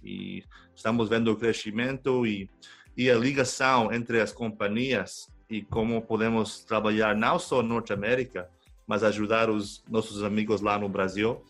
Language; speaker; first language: Portuguese; non-native, fluent; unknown